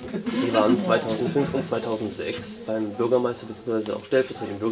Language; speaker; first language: German; native; German